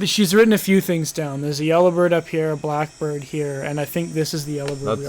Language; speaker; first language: English; native; English